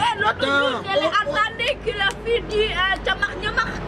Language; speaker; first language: French; non-native, learner; Wolof